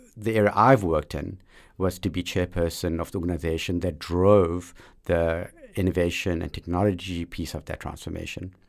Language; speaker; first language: English; native; English